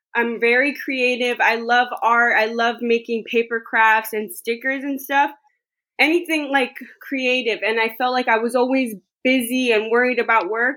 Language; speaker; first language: English; native; English